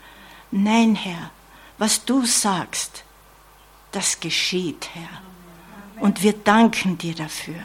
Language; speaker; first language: German; non-native, fluent; English